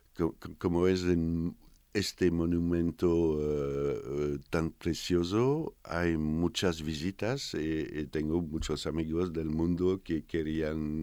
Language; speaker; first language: Spanish; non-native, fluent; French